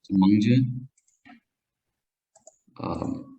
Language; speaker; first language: French; non-native, learner; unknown